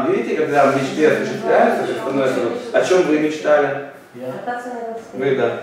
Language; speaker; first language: Russian; native; Russian